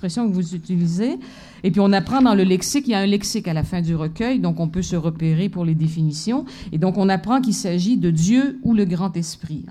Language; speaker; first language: French; native; French